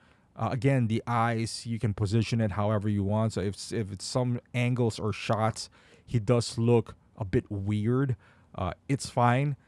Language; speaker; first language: English; native; English